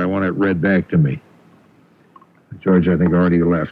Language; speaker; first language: English; native; English